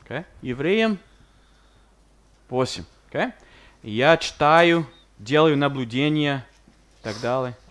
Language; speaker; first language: Russian; non-native, fluent; English